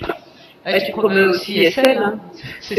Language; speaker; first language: French; native; French